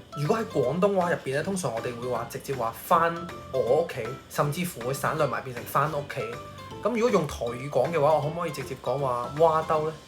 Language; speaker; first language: Cantonese; native; Cantonese